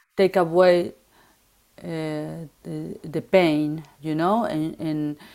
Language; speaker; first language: English; non-native, learner; Spanish